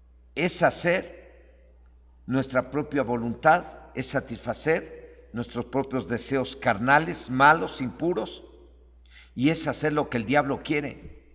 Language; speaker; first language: Spanish; native; Spanish